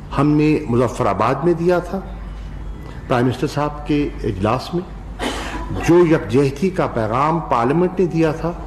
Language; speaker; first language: Urdu; native; Urdu